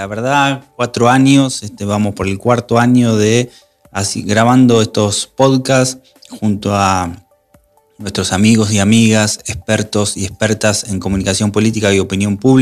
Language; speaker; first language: Spanish; native; Spanish